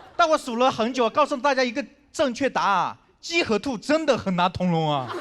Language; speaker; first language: Chinese; non-native, local second language; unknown